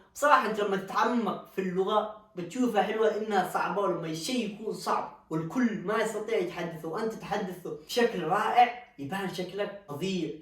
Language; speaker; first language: Arabic; native; Arabic